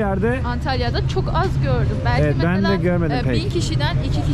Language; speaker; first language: Turkish; non-native, fluent; Persian